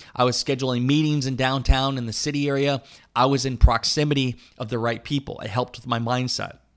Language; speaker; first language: English; native; English